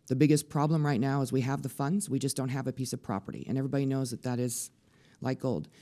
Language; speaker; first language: English; native; English